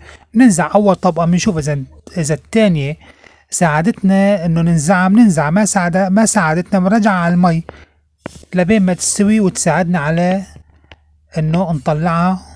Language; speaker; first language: Arabic; native; Arabic